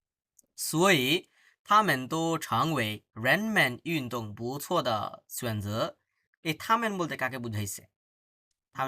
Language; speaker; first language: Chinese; non-native, fluent; Bangla